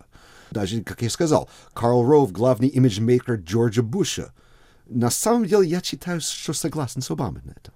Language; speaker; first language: Russian; non-native, fluent; English